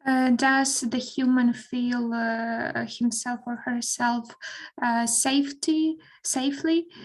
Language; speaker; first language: English; non-native, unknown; Ukrainian